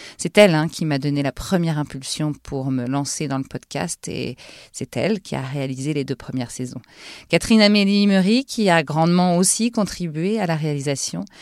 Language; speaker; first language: French; native; French